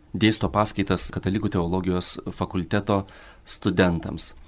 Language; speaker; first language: Lithuanian; native; Lithuanian